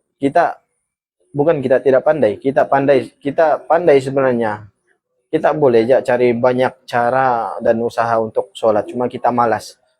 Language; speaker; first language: Malay; native; Malay